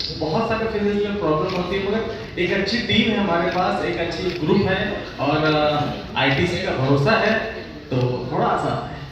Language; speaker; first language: Hindi; native; Hindi